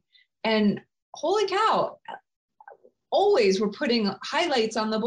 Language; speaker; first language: English; native; English